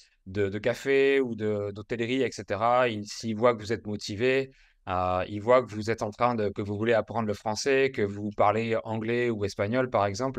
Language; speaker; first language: French; native; French